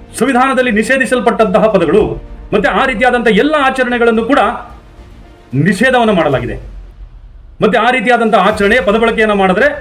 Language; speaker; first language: Kannada; non-native, local second language; Lambadi